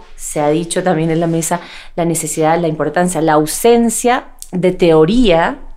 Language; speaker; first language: Spanish; native; Spanish